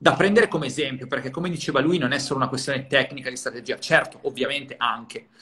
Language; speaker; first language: Italian; native; Italian